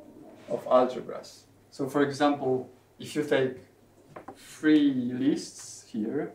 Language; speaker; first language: English; non-native, fluent; Polish